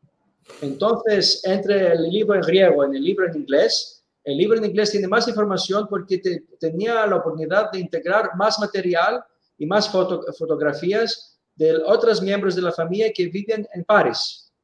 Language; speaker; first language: Spanish; non-native, fluent; Greek